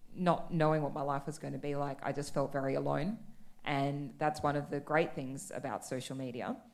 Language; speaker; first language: English; native; English